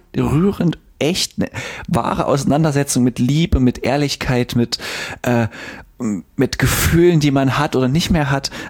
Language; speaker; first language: German; native; German